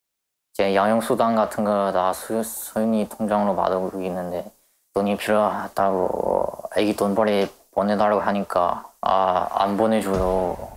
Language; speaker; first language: Korean; non-native, learner; Chinese